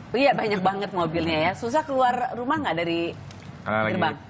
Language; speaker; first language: Indonesian; native; Indonesian